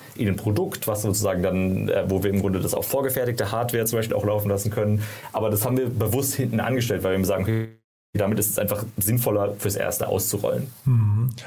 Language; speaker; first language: German; native; German